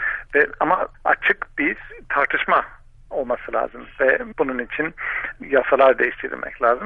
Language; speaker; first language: Turkish; non-native, fluent; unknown